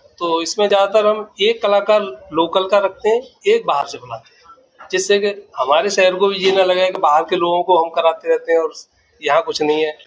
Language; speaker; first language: Hindi; native; Hindi